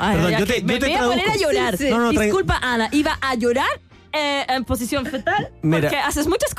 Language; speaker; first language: Spanish; native; Spanish